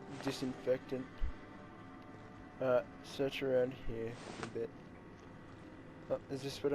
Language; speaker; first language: English; native; English